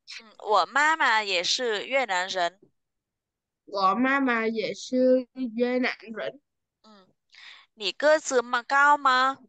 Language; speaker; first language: Chinese; non-native, fluent; Vietnamese